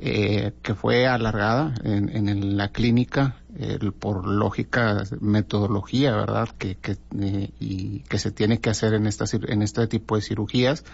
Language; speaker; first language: Spanish; native; Spanish